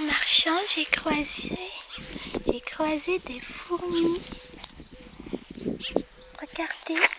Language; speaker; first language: French; non-native, local second language; Arabic